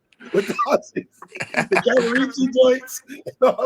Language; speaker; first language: English; native; English